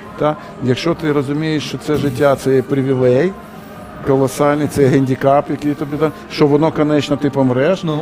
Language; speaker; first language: Ukrainian; non-native, local second language; Russian